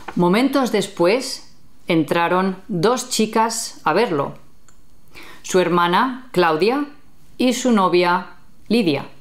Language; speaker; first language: Spanish; native; Spanish